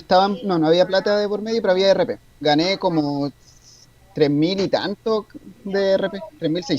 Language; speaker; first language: Spanish; native; Spanish